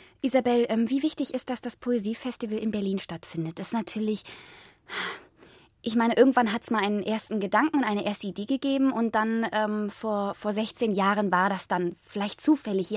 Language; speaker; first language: German; native; German